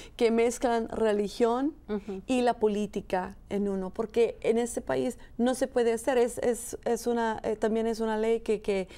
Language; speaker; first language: Spanish; early bilingual, heritage; Spanish